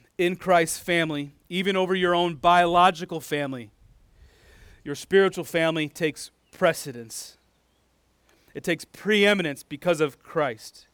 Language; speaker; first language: English; native; English